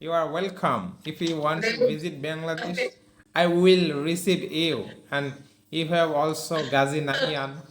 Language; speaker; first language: English; non-native, learner; Bangla